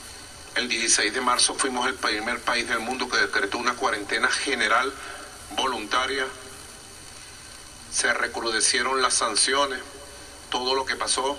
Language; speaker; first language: Spanish; native; Spanish